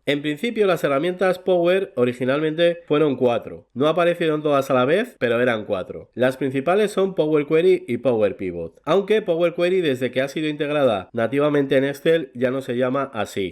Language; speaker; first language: Spanish; native; Spanish